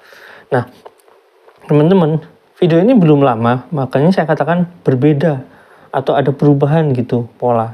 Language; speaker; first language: Indonesian; native; Indonesian